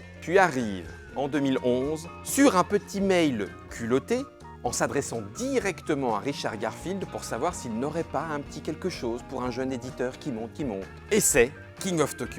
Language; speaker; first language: French; native; French